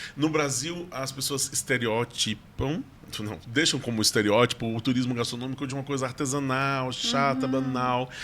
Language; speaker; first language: Portuguese; native; Portuguese